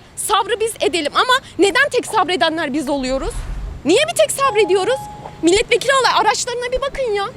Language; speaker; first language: Turkish; native; Turkish